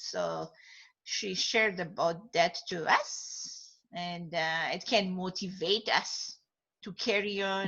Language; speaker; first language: English; non-native, fluent; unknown